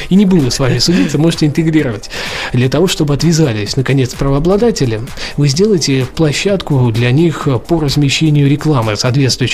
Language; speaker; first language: Russian; native; Russian